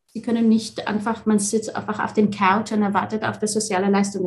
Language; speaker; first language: German; non-native, fluent; Arabic